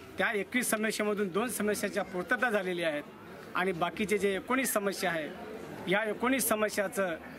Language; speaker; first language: Marathi; non-native, local second language; Lambadi